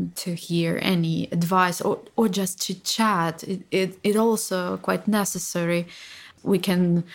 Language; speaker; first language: English; non-native, fluent; Ukrainian